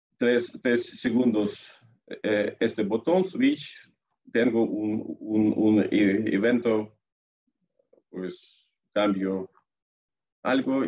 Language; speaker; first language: Spanish; non-native, fluent; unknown